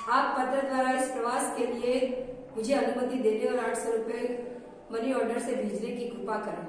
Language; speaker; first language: Hindi; non-native, local second language; Gujarati